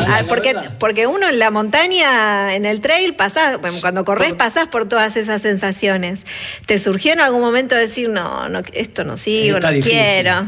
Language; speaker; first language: Spanish; native; Spanish